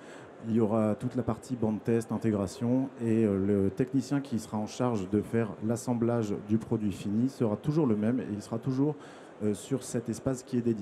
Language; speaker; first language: French; native; French